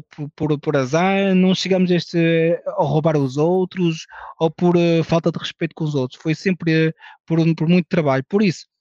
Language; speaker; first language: Portuguese; early bilingual, heritage; French